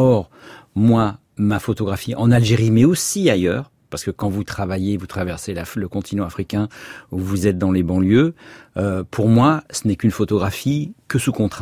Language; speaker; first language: French; native; French